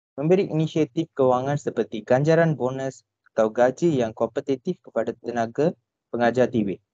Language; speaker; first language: Malay; non-native, local second language; Tamil